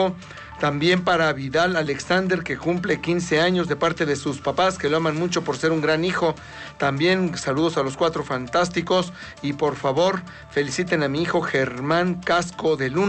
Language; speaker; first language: Spanish; native; Spanish